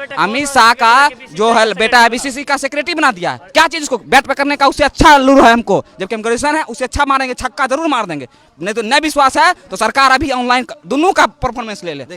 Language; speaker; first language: Hindi; native; Hindi